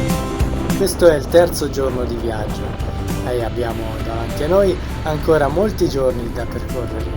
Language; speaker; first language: Italian; native; Italian